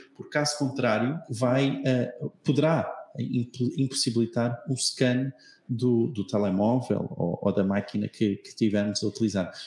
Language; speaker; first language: Portuguese; native; Portuguese